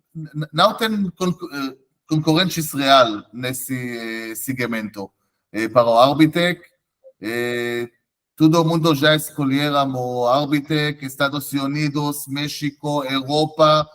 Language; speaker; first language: Portuguese; non-native, fluent; Hebrew